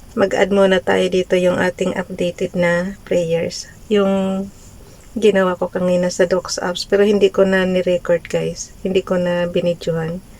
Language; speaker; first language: Filipino; native; Filipino